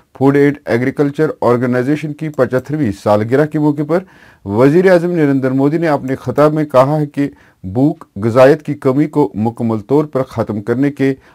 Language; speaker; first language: Urdu; non-native, local second language; Kashmiri